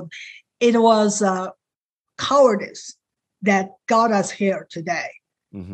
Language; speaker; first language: English; non-native, fluent; Chinese